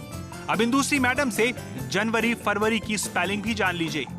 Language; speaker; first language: Hindi; native; Hindi